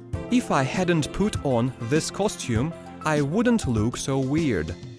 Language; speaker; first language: English; non-native, fluent; Russian